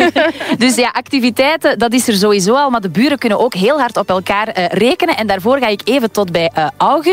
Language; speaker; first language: Dutch; native; Dutch